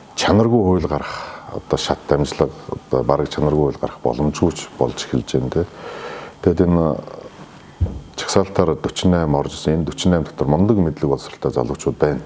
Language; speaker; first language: Mongolian; non-native, local second language; Kazakh